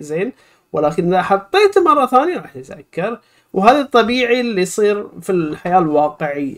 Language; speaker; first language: Arabic; native; Arabic